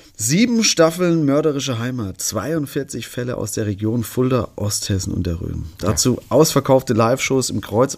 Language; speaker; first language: German; native; German